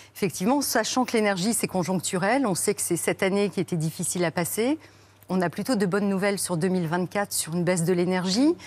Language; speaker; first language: French; native; French